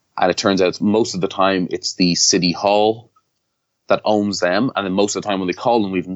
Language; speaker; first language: English; native; English